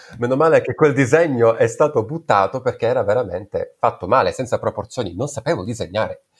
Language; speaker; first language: Italian; native; Italian